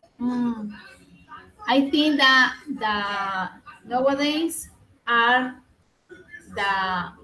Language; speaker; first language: English; non-native, learner; Spanish